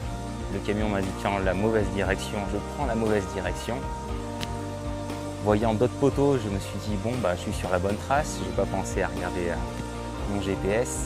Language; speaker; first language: French; native; French